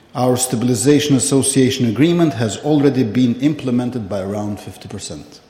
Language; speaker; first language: English; non-native, fluent; Albanian